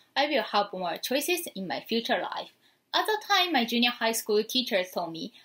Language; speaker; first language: English; non-native, fluent; Japanese